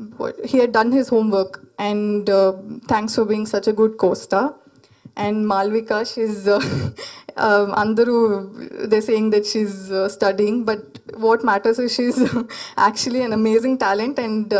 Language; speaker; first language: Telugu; non-native, learner; Malayalam